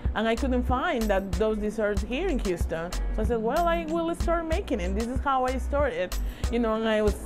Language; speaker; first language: English; non-native, fluent; Spanish